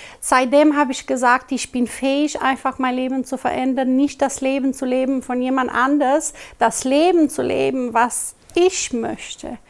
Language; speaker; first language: German; non-native, local second language; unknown